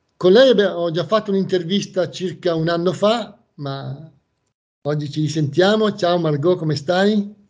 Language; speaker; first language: Italian; native; Italian